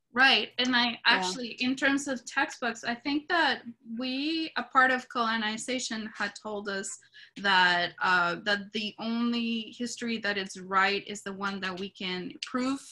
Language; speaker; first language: English; non-native, fluent; Spanish